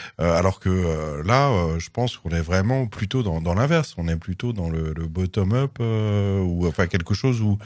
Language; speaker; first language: French; native; French